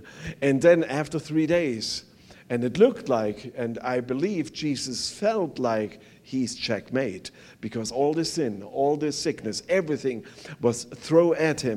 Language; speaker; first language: English; non-native, fluent; German